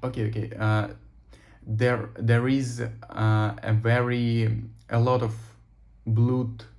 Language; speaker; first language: English; non-native, learner; Russian